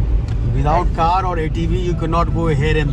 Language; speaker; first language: English; non-native, local second language; Hindi